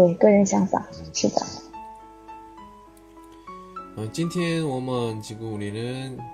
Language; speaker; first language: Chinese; non-native, learner; Korean